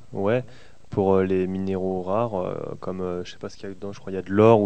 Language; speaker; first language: French; native; French